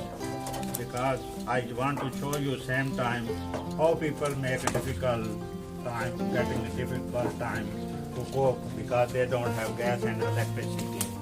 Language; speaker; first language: English; non-native, learner; Punjabi